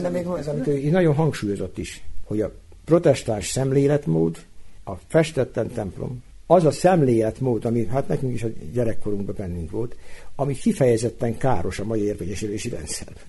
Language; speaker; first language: Hungarian; native; Hungarian